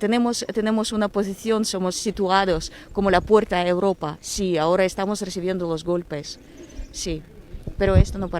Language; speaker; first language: Spanish; non-native, fluent; Ukrainian